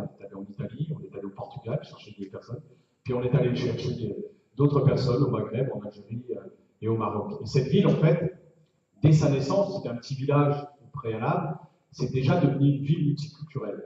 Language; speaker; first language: French; native; French